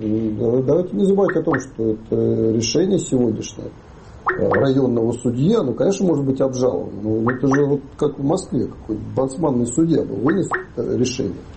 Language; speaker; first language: Russian; native; Russian